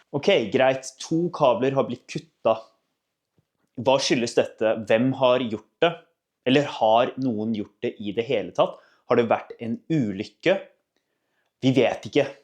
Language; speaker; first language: Norwegian; native; Norwegian